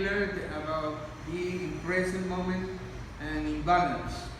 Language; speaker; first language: English; non-native, fluent; Spanish